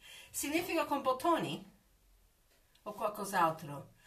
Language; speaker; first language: Italian; non-native, fluent; English